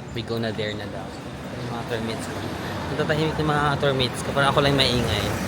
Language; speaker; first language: Filipino; non-native, local second language; Waray